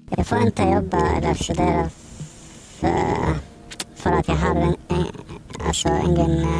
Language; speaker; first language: Swedish; non-native, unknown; Arabic